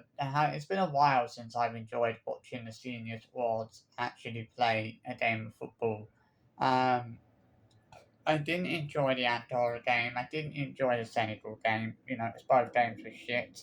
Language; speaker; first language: English; native; English